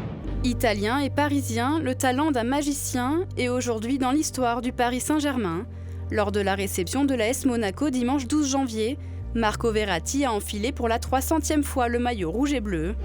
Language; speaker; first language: French; native; French